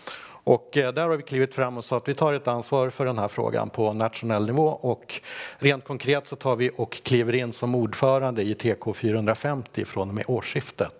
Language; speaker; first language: Swedish; native; Swedish